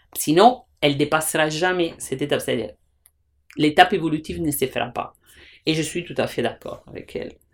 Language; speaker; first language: French; non-native, fluent; Italian